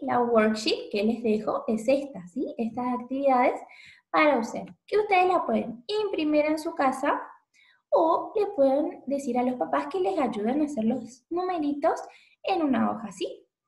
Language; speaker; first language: Spanish; native; Spanish